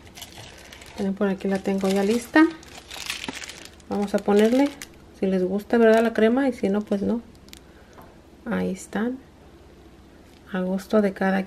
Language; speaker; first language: Spanish; native; Spanish